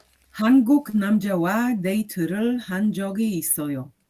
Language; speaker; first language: Korean; non-native, learner; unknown